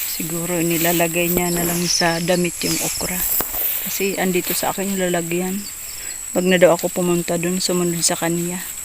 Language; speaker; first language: Filipino; native; Filipino